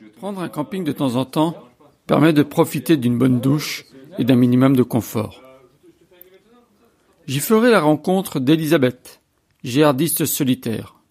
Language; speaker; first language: French; native; French